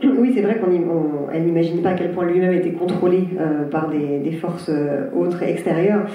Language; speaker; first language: French; native; French